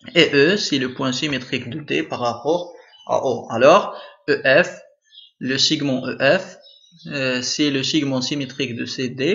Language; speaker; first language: French; non-native, local second language; Arabic